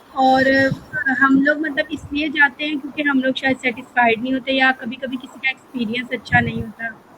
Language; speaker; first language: Urdu; native; Urdu